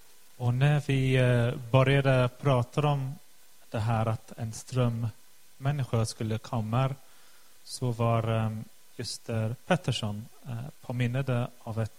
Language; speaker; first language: Swedish; non-native, fluent; English